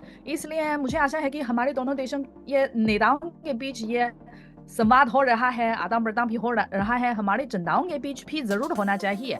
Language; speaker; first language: Hindi; non-native, fluent; Chinese